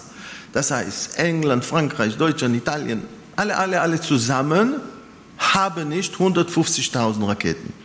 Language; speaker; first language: German; non-native, fluent; Hebrew